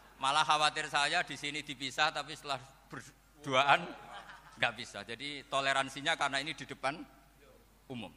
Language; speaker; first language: Indonesian; non-native, local second language; Javanese